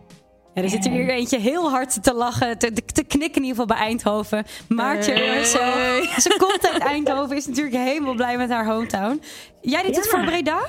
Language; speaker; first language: Dutch; native; Dutch